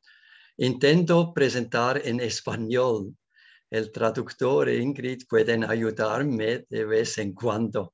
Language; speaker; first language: Spanish; non-native, learner; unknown